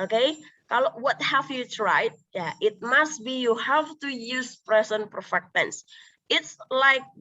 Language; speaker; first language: English; non-native, local second language; Indonesian